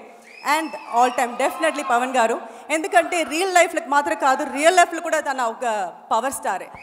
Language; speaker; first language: Telugu; non-native, fluent; Tamil